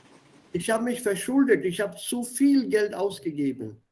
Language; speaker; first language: German; non-native, fluent; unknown